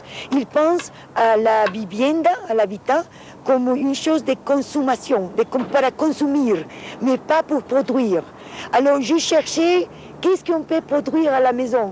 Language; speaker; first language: French; non-native, fluent; Spanish